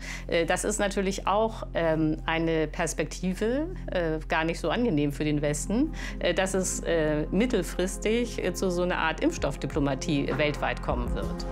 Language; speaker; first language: German; native; German